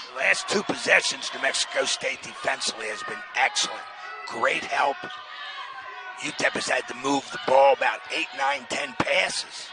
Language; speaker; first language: English; native; English